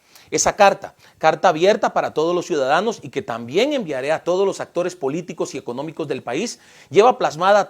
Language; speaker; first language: Spanish; native; Spanish